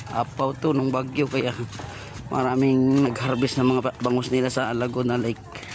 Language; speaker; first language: Filipino; native; Filipino